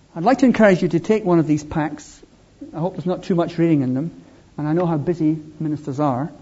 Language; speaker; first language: English; native; English